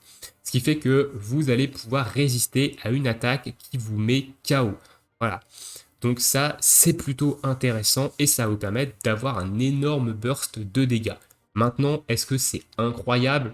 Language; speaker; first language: French; native; French